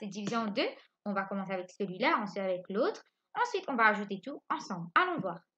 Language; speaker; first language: French; non-native, local second language; Morisyen